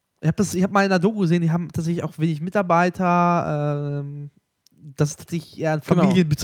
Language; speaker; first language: German; native; German